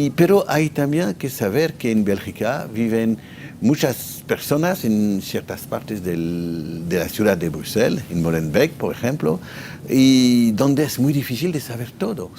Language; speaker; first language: Spanish; non-native, fluent; French